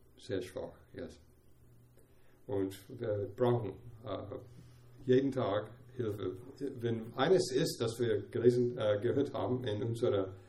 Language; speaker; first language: German; non-native, fluent; English